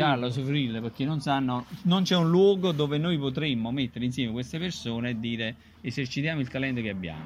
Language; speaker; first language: Italian; native; Italian